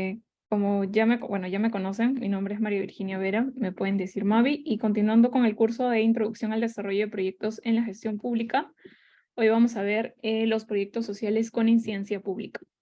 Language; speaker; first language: Spanish; native; Spanish